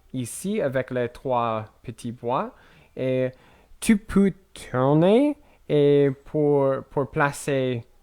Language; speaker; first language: French; non-native, learner; English